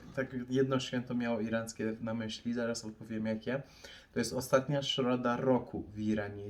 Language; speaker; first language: Polish; non-native, fluent; Persian